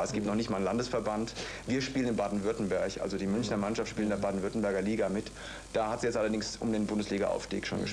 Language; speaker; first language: German; native; German